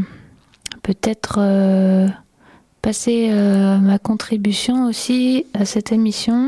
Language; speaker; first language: French; native; French